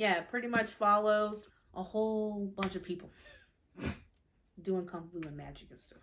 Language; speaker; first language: English; native; English